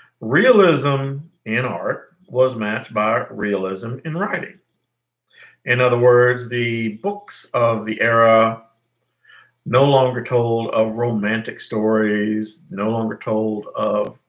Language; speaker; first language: English; native; English